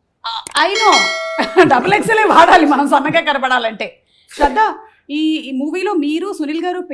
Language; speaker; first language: Telugu; native; Telugu